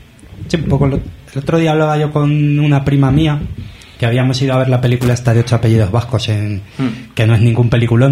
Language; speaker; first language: Spanish; native; Spanish